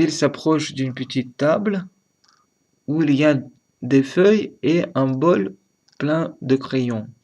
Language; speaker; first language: French; non-native, learner; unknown